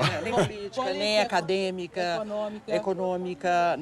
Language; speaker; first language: Portuguese; native; Portuguese